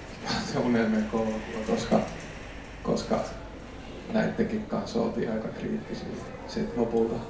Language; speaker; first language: Finnish; native; Finnish